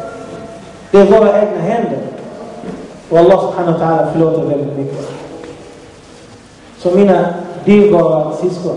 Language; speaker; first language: Swedish; non-native, fluent; Arabic